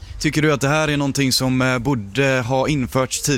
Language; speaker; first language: Swedish; native; Swedish